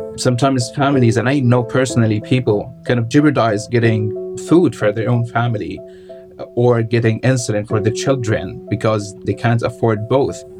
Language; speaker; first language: English; non-native, fluent; Arabic